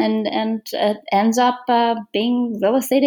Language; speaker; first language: English; non-native, fluent; Romanian